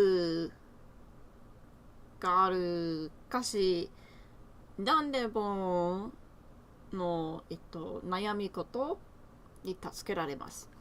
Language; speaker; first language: Japanese; non-native, learner; English